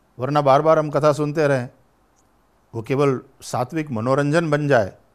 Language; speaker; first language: Hindi; non-native, local second language; Gujarati